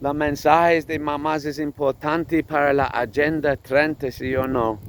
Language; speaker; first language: Spanish; non-native, learner; English